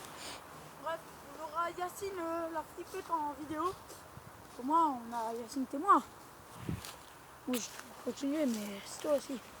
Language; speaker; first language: French; native; French